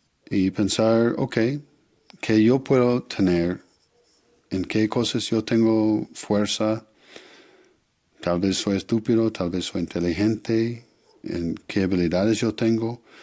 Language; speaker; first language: Spanish; non-native, learner; English